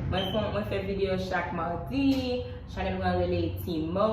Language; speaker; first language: Haitian Creole; early bilingual, heritage; Haitian Creole